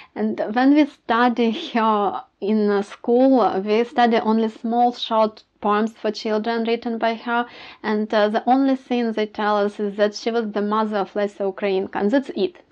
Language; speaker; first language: English; non-native, fluent; Ukrainian